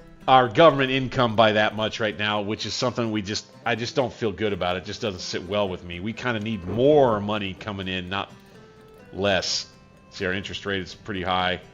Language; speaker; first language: English; native; English